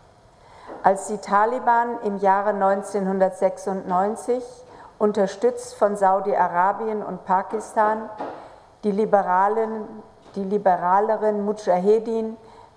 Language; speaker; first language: German; native; German